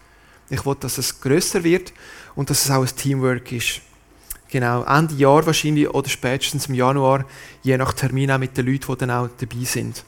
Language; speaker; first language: German; native; German